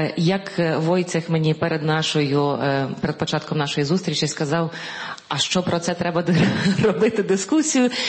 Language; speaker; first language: Ukrainian; native; Ukrainian